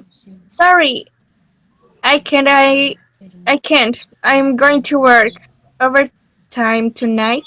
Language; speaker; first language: English; non-native, learner; Spanish